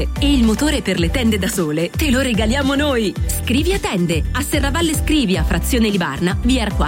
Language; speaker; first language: Italian; native; Italian